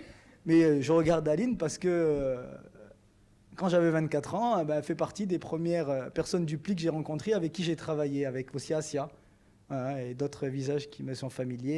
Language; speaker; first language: French; native; French